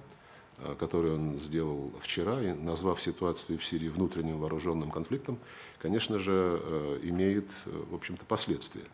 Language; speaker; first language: Russian; native; Russian